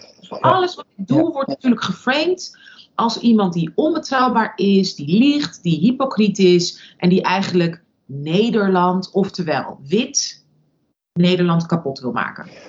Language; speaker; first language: Dutch; early bilingual, other home language; Russian